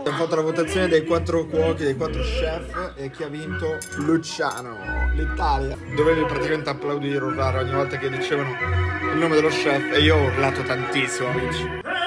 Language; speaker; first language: Italian; native; Italian